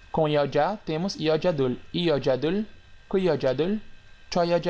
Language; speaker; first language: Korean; non-native, fluent; Portuguese